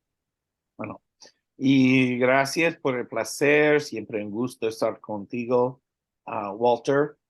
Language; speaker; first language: Spanish; non-native, learner; English